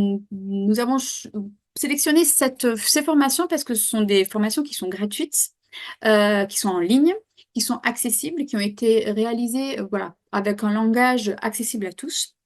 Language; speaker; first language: French; native; French